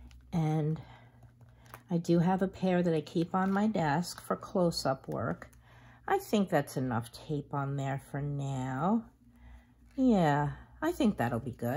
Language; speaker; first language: English; native; English